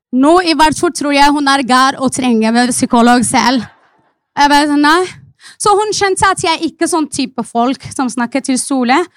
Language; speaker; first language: Norwegian; non-native, fluent; Arabic